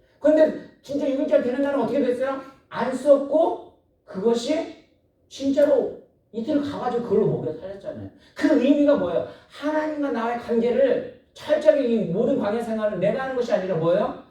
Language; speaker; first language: Korean; native; Korean